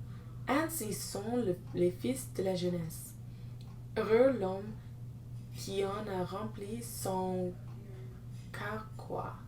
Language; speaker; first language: French; non-native, learner; English